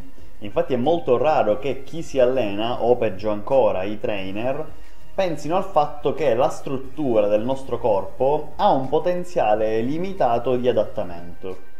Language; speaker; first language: Italian; native; Italian